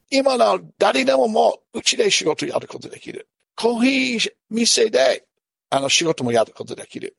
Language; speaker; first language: Japanese; non-native, fluent; English